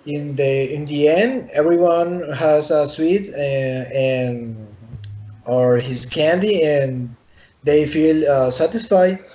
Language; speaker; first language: English; non-native, learner; Spanish